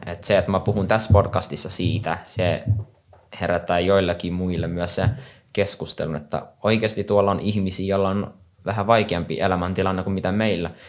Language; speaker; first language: Finnish; non-native, fluent; Somali